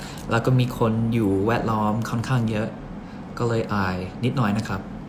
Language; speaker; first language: Thai; early bilingual, other home language; English